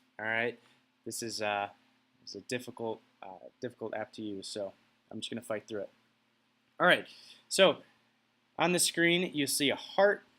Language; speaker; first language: English; native; English